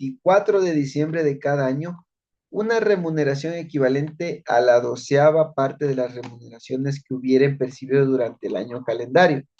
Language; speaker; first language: Spanish; native; Spanish